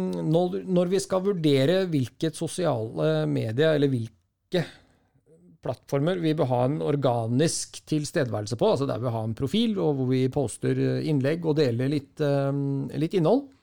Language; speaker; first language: Norwegian; native; Norwegian